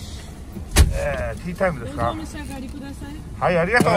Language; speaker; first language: Japanese; native; Japanese